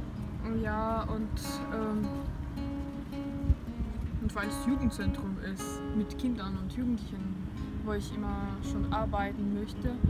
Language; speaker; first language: German; non-native, learner; Russian